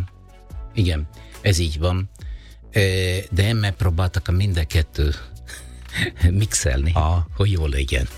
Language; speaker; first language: Hungarian; non-native, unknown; Italian